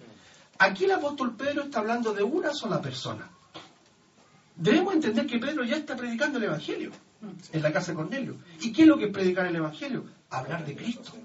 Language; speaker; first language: Spanish; native; Spanish